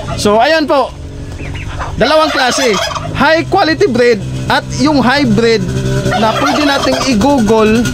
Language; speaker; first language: Filipino; non-native, local second language; Cebuano